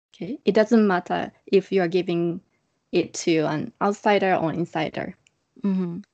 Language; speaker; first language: English; non-native, fluent; Japanese